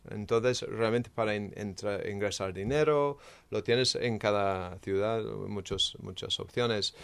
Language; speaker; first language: Spanish; non-native, fluent; English